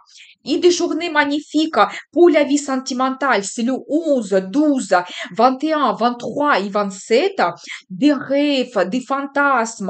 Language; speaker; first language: French; non-native, fluent; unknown